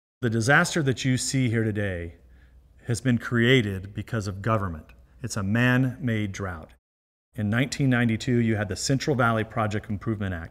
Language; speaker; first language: English; native; English